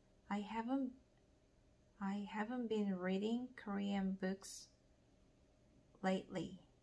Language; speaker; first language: English; non-native, learner; Korean